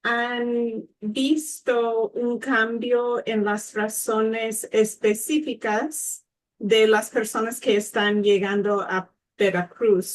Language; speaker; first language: Spanish; non-native, fluent; English